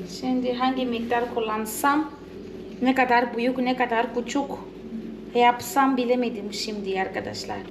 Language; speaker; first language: Turkish; non-native, fluent; Portuguese